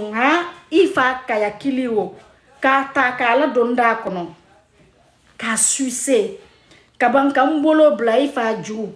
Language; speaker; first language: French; non-native, local second language; Mandingo